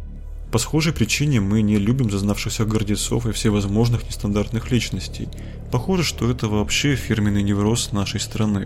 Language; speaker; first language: Russian; native; Russian